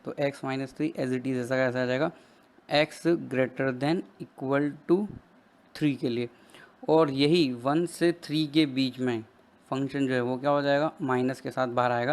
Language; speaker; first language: Hindi; native; Hindi